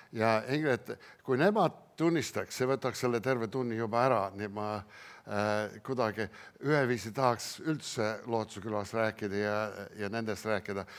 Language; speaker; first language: Estonian; early bilingual, heritage; Estonian